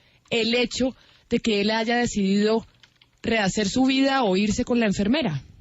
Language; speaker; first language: Spanish; native; Spanish